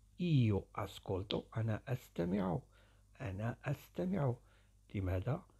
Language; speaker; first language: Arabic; native; Arabic